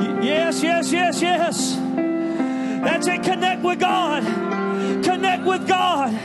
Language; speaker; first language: English; native; English